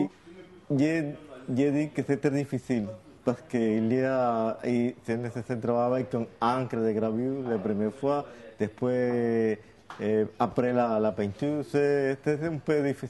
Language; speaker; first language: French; non-native, learner; Spanish